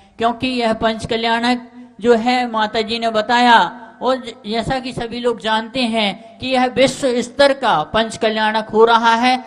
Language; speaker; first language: Hindi; native; Hindi